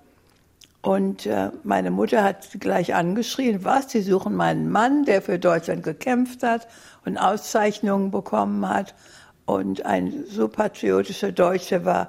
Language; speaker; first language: German; native; German